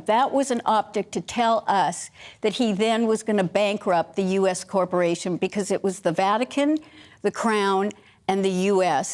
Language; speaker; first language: English; native; English